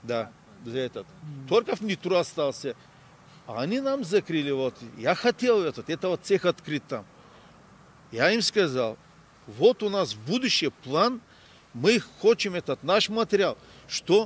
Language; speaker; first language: Russian; non-native, learner; Turkish